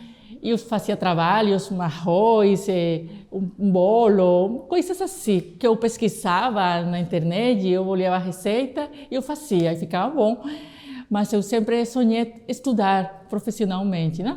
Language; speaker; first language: Portuguese; non-native, fluent; Spanish